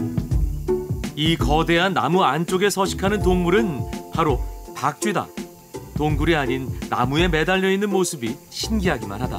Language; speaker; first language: Korean; native; Korean